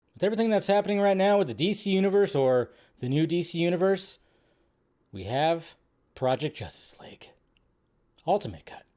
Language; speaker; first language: English; native; English